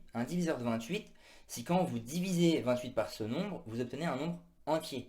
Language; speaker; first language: French; native; French